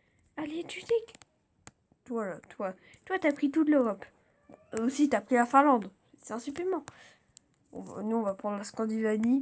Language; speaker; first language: French; native; French